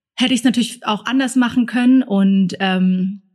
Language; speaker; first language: German; early bilingual, other home language; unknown